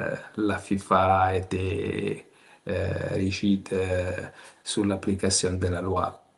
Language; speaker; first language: French; non-native, learner; Italian